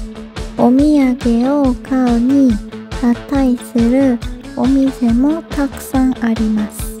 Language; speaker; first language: Japanese; non-native, learner; Korean